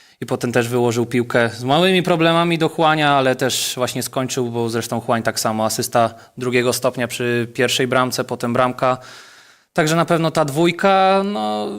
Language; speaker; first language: Polish; native; Polish